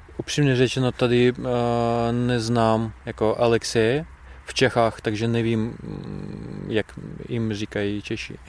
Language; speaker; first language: Czech; non-native, fluent; Russian